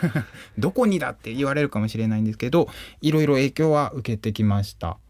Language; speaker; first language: Japanese; native; Japanese